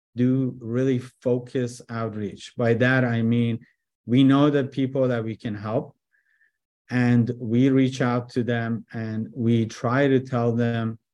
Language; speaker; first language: English; early bilingual, other home language; Persian